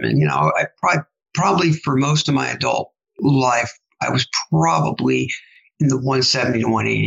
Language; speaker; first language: English; native; English